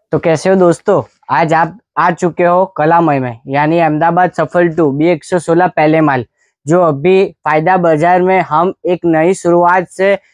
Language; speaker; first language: Hindi; non-native, local second language; Gujarati